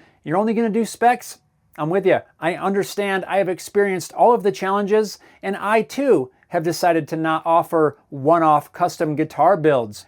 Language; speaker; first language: English; native; English